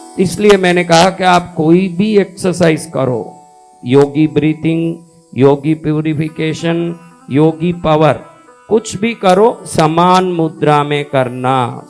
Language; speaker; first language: Hindi; native; Hindi